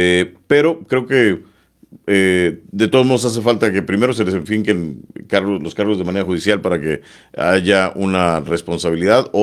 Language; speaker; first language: Spanish; native; Spanish